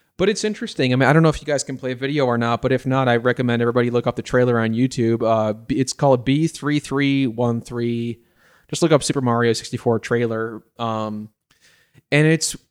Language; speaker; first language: English; native; English